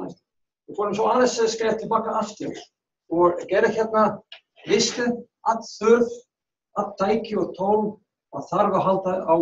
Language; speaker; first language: Icelandic; non-native, learner; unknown